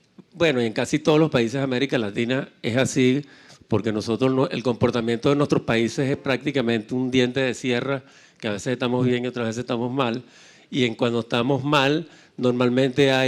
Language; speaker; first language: Spanish; native; Spanish